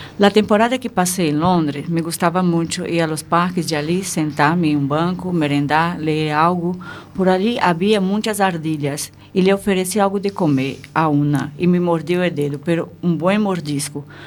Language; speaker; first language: Spanish; non-native, fluent; Portuguese